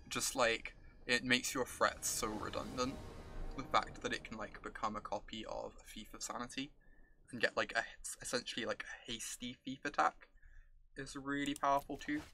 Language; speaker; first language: English; native; English